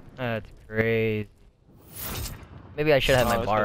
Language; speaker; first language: English; native; English